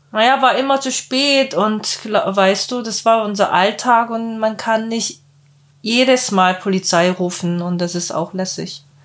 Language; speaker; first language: German; non-native, fluent; Korean